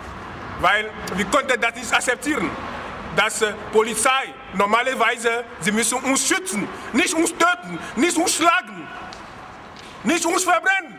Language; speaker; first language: German; non-native, learner; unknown